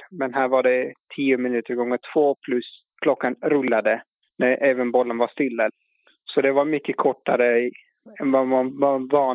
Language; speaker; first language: Swedish; non-native, fluent; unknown